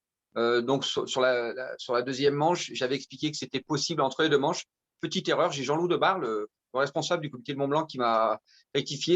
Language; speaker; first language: French; native; French